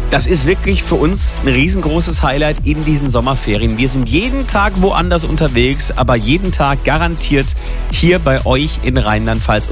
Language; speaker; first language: German; native; German